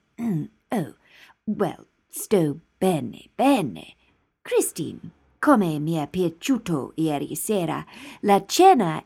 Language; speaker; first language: Italian; non-native, learner; English